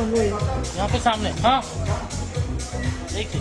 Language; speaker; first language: Hindi; native; Hindi